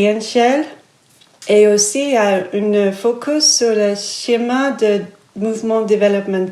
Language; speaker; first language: French; non-native, fluent; English